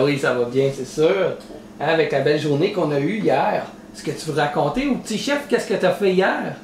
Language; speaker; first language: French; native; French